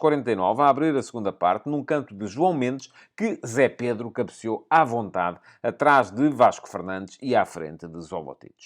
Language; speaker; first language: Portuguese; native; Portuguese